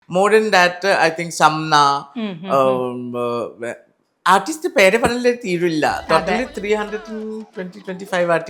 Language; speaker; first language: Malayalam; non-native, learner; Assamese